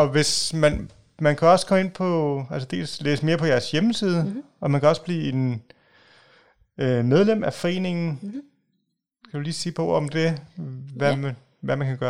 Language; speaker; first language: Danish; native; Danish